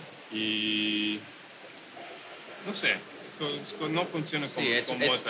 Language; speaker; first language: Catalan; non-native, fluent; Hungarian